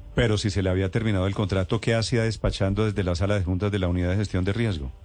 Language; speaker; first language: Spanish; native; Spanish